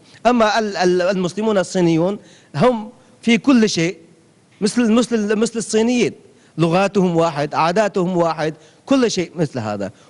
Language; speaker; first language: Arabic; non-native, fluent; Uyghur